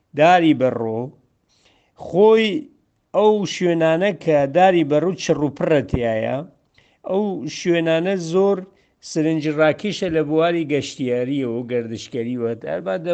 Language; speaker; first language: Central Kurdish; non-native, local second language; Southern Kurdish